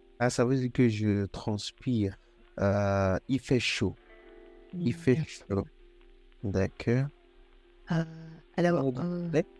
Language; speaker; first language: French; non-native, fluent; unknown